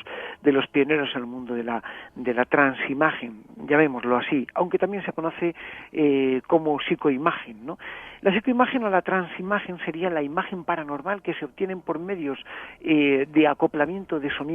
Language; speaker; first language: Spanish; native; Spanish